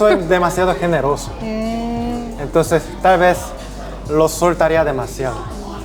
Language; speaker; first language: Spanish; non-native, fluent; Korean